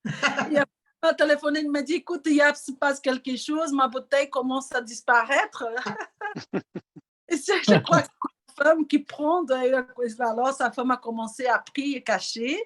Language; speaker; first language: French; non-native, learner; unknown